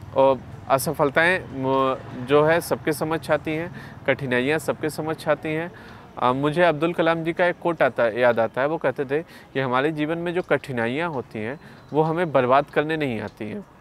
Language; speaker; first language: Hindi; native; Hindi